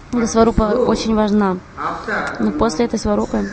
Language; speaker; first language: Russian; non-native, fluent; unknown